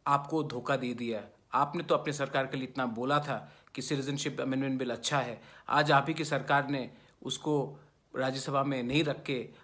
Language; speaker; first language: Hindi; non-native, local second language; Kok Borok